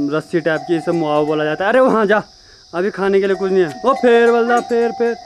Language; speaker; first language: Hindi; native; Hindi